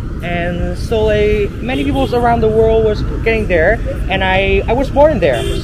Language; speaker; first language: English; non-native, fluent; Vietnamese